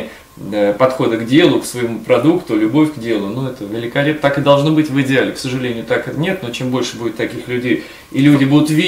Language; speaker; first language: Russian; native; Russian